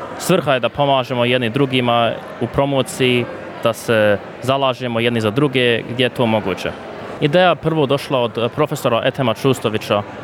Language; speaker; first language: Bosnian; early bilingual, other home language; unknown